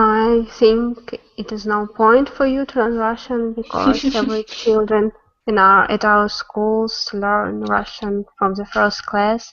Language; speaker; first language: English; non-native, learner; Russian